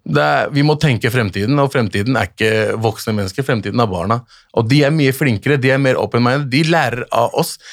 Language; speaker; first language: Norwegian; early bilingual, other home language; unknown